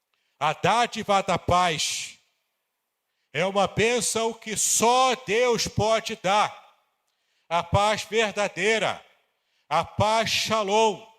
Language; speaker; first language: Portuguese; native; Portuguese